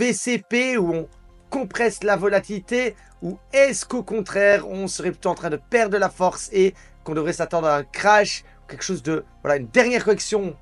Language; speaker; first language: French; native; French